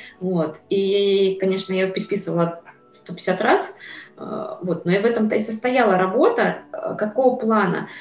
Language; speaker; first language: Russian; native; Russian